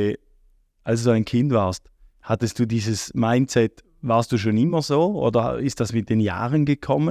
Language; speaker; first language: German; native; German